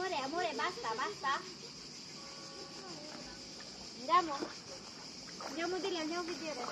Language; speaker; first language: Italian; non-native, learner; Filipino